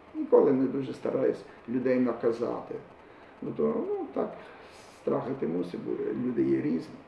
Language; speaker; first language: Ukrainian; native; Ukrainian